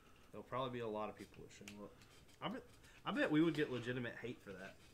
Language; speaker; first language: English; native; English